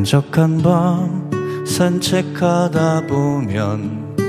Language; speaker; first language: Korean; native; Korean